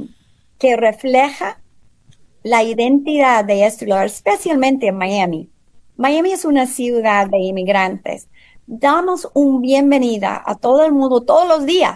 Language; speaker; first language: Spanish; non-native, fluent; English